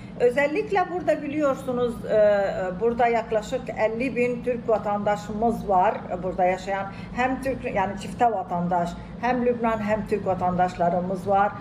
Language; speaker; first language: Turkish; non-native, fluent; Arabic